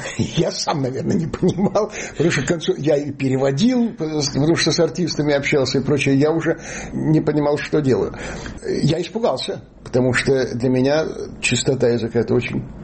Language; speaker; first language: Russian; native; Russian